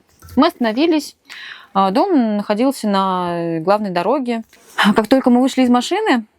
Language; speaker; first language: Russian; native; Russian